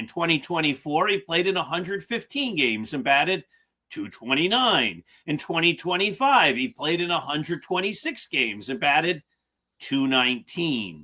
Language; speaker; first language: English; native; English